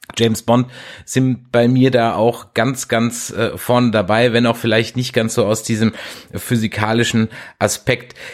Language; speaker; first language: German; native; German